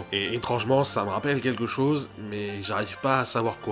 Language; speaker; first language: French; native; French